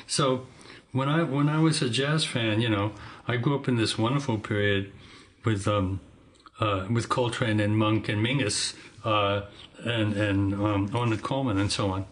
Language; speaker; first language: English; native; English